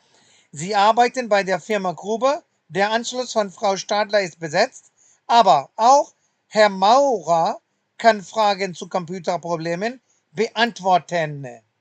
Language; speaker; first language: German; non-native, fluent; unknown